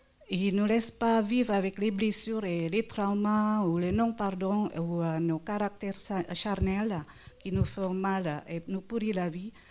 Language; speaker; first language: French; non-native, fluent; Indonesian